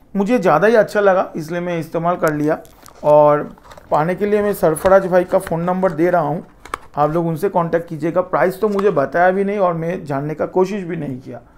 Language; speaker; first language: Hindi; non-native, local second language; Bangla